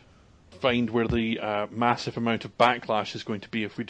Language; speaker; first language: English; native; English